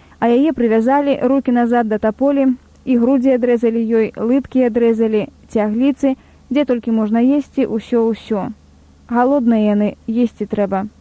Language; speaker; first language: Belarusian; native; Belarusian